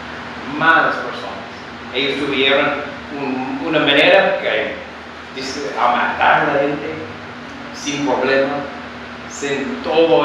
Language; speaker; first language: Spanish; non-native, fluent; English